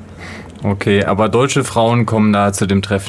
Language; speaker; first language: German; native; German